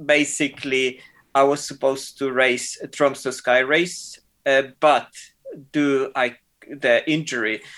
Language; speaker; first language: English; non-native, fluent; Polish